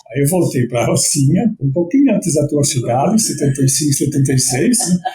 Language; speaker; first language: Portuguese; non-native, fluent; French